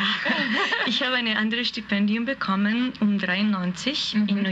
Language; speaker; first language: German; non-native, fluent; Hungarian